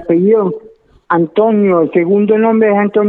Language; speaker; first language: Spanish; native; Spanish